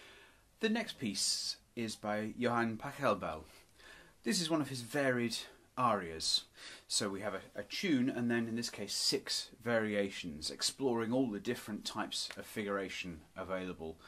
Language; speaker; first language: English; native; English